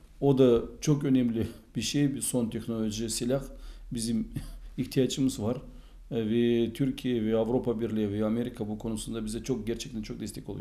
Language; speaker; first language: Turkish; non-native, fluent; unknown